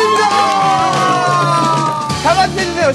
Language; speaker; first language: Korean; native; Korean